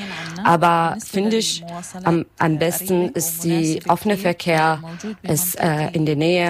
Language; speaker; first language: German; non-native, learner; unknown